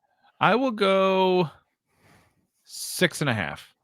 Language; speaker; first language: English; native; English